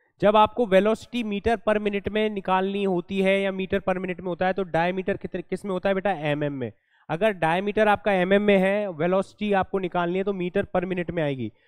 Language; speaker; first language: Hindi; native; Hindi